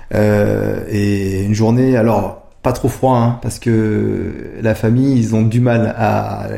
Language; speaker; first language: French; native; French